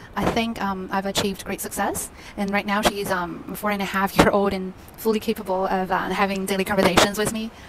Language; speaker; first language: English; non-native, fluent; Chinese